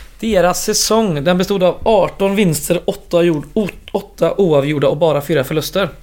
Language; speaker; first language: Swedish; native; Swedish